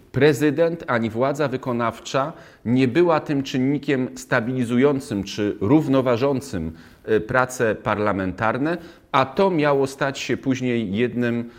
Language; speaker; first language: Polish; native; Polish